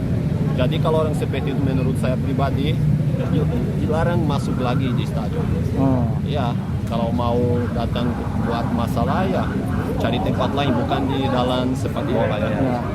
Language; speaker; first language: Indonesian; non-native, fluent; Portuguese